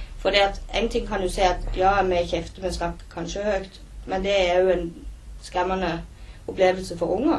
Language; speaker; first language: Norwegian; native; Norwegian